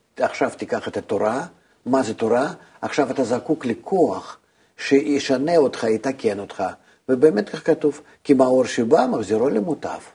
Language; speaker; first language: Hebrew; non-native, fluent; Russian